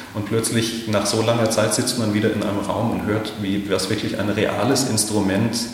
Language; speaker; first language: German; native; German